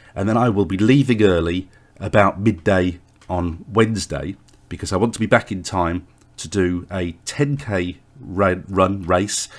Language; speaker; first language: English; native; English